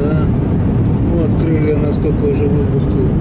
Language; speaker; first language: Russian; native; Russian